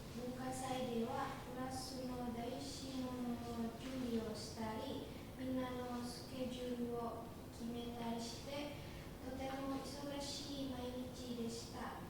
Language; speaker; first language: Japanese; non-native, learner; Indonesian